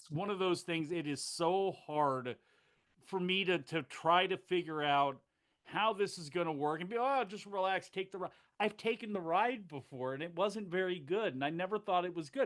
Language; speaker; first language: English; native; English